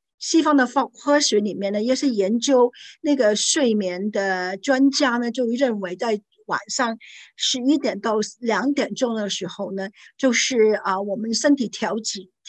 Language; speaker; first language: Chinese; non-native, local second language; Cantonese